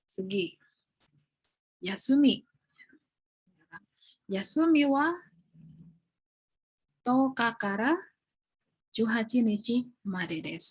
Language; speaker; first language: Japanese; non-native, learner; Indonesian